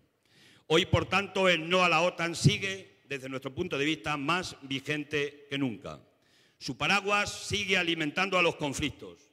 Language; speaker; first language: Spanish; native; Spanish